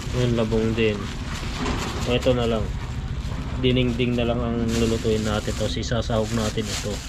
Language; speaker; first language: Filipino; native; Filipino